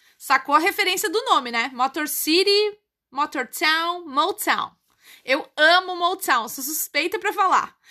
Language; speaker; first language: Portuguese; native; Portuguese